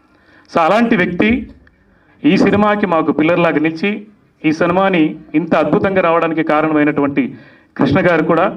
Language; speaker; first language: Telugu; native; Telugu